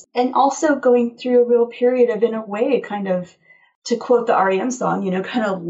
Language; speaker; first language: English; native; English